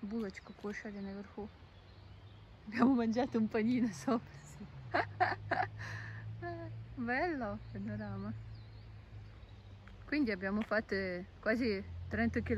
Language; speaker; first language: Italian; non-native, learner; Russian